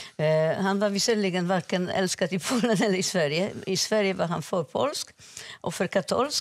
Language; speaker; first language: Swedish; non-native, fluent; Polish